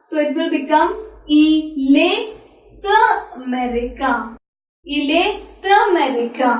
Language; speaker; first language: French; non-native, fluent; Hindi